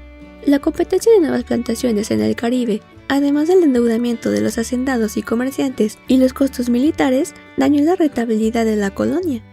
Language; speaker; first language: Spanish; native; Spanish